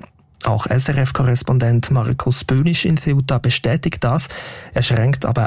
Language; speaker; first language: German; native; German